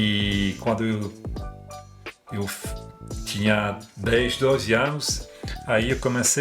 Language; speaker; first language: Portuguese; non-native, fluent; French